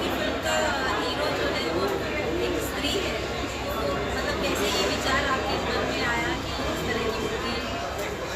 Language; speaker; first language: Hindi; native; Hindi